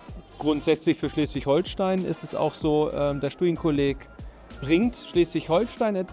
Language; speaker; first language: German; native; German